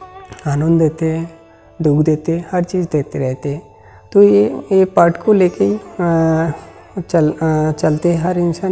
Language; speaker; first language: Hindi; non-native, local second language; Bangla